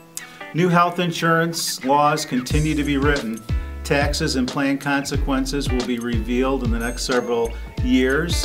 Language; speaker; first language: English; native; English